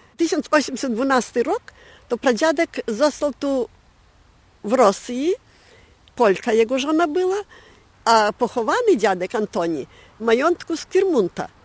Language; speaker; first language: Polish; early bilingual, heritage; Polish